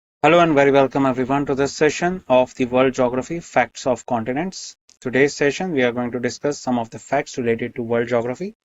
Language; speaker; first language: English; non-native, local second language; Hindi